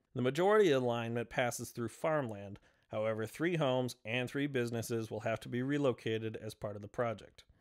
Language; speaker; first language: English; native; English